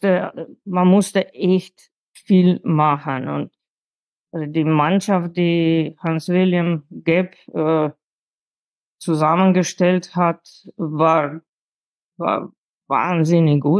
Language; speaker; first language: German; non-native, fluent; Slovenian